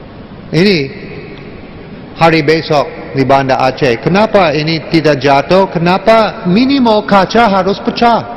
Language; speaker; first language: Indonesian; non-native, learner; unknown